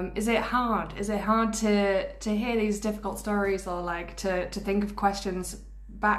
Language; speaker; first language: English; native; English